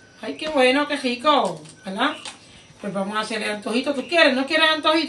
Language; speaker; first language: Spanish; native; Spanish